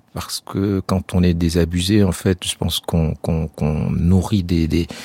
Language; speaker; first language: French; non-native, local second language; Arabic